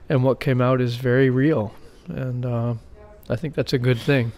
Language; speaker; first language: English; native; English